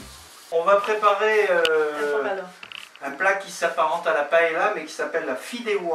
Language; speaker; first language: French; native; French